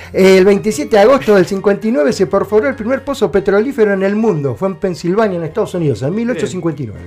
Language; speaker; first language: Spanish; native; Spanish